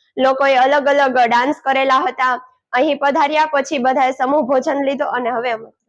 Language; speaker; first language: Gujarati; non-native, local second language; Sindhi